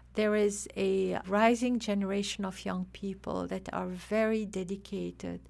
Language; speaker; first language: English; non-native, fluent; Arabic